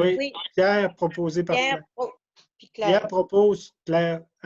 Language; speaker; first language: French; native; French